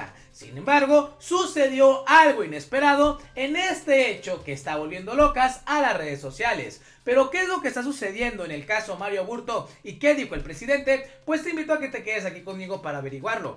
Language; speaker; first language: Spanish; native; Spanish